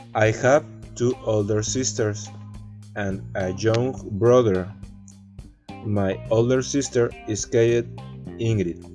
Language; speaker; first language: English; non-native, learner; Spanish